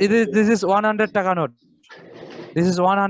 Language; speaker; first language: English; non-native, fluent; Bangla